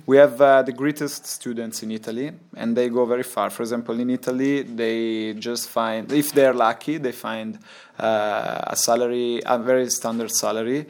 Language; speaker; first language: English; non-native, learner; Italian